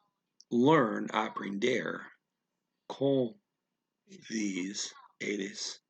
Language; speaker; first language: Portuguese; non-native, learner; English